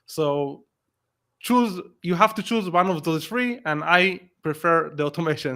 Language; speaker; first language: English; non-native, fluent; Hebrew